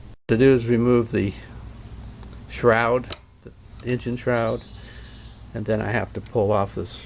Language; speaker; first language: English; native; English